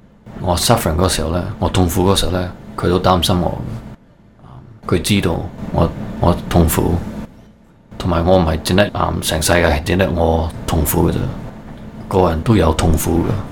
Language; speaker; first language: Cantonese; early bilingual, heritage; Cantonese